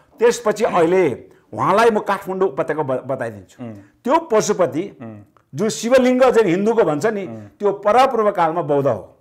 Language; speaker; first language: Nepali; non-native, local second language; Sherpa